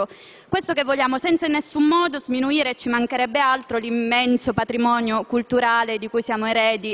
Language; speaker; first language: Italian; native; Italian